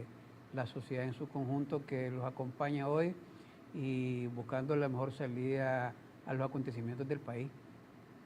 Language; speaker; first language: Spanish; native; Spanish